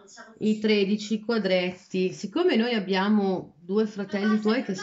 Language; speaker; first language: Italian; native; Italian